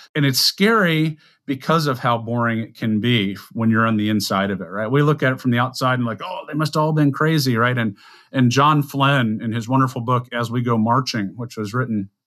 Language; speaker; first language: English; native; English